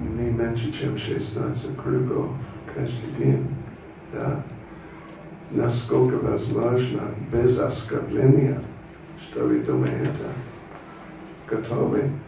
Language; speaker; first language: Russian; non-native, learner; English